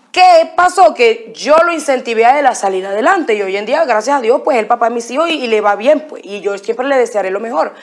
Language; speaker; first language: Spanish; native; Spanish